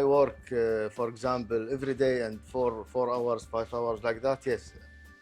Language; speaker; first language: English; non-native, local second language; Arabic